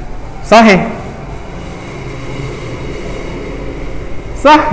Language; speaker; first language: Arabic; non-native, fluent; Indonesian